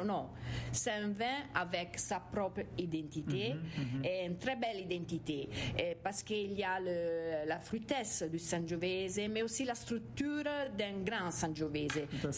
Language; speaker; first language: French; non-native, fluent; Italian